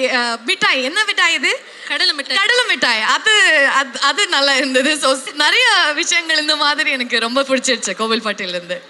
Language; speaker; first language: Tamil; non-native, local second language; Kannada